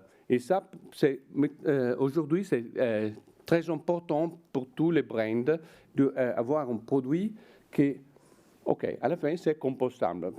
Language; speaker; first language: French; non-native, fluent; Italian